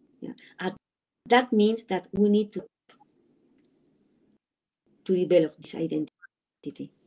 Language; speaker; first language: English; non-native, learner; Spanish